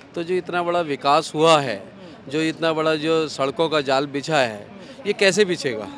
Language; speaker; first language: Hindi; native; Hindi